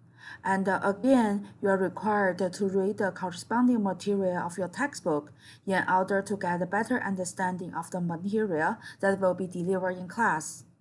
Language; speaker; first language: English; non-native, fluent; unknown